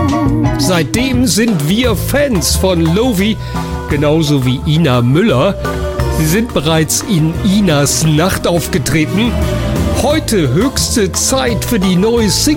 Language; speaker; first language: German; native; German